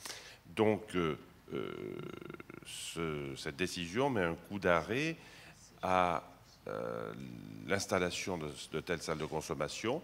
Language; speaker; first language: French; native; French